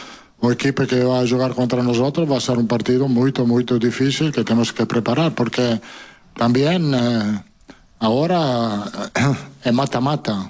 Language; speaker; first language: Portuguese; non-native, learner; Italian